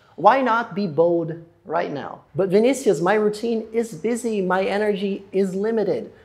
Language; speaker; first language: English; non-native, fluent; Portuguese